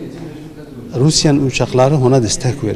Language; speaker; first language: Turkish; non-native, learner; Turkmen